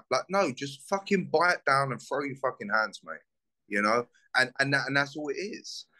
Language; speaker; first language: English; native; English